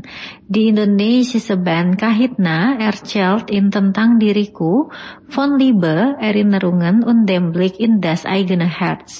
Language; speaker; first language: German; non-native, fluent; Indonesian